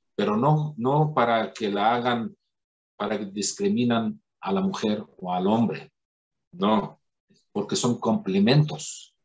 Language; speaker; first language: Spanish; non-native, fluent; Arabic